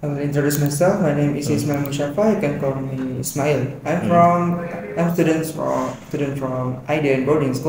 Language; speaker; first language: English; non-native, learner; Indonesian